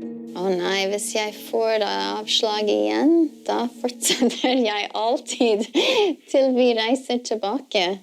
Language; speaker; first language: Norwegian; non-native, learner; English